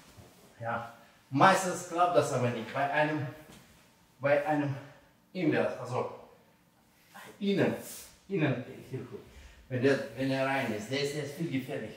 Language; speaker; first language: German; non-native, fluent; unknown